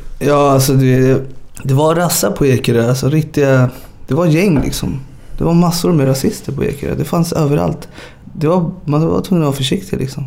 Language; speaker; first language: Swedish; early bilingual, other home language; Spanish